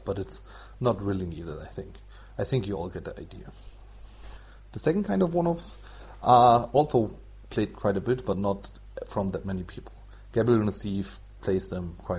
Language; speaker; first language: English; non-native, fluent; German